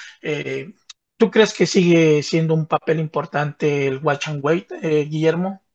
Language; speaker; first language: Spanish; native; Spanish